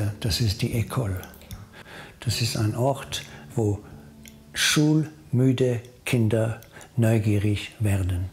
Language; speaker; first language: German; non-native, fluent; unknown